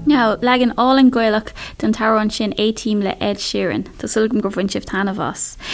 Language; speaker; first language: Irish; non-native, local second language; English